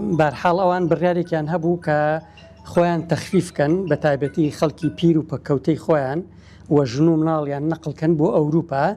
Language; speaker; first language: Central Kurdish; native; Central Kurdish